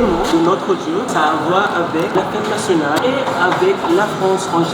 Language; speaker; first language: French; non-native, fluent; Filipino